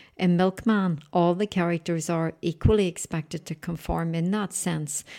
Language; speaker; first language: English; native; English